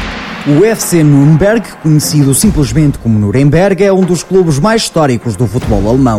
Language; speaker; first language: Portuguese; native; Portuguese